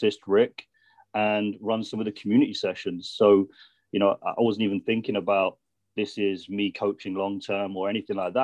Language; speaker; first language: English; native; English